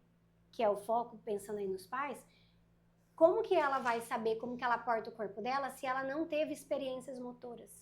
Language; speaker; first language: Portuguese; native; Portuguese